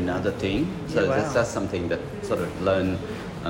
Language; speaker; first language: English; non-native, fluent; Vietnamese